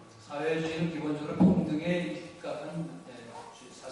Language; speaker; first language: Korean; native; Korean